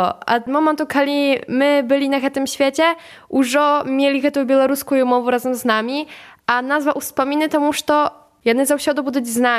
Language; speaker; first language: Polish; non-native, local second language; Belarusian